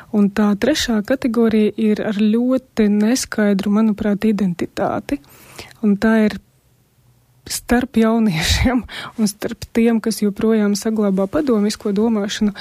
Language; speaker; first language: Latvian; non-native, local second language; Russian